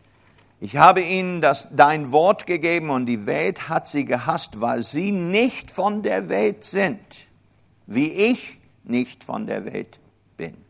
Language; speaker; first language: German; non-native, fluent; English